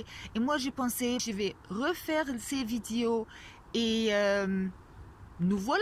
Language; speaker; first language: French; non-native, fluent; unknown